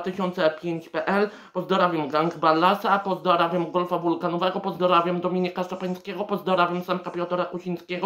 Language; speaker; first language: Polish; native; Polish